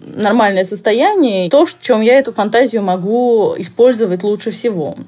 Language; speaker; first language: Russian; early bilingual, heritage; Russian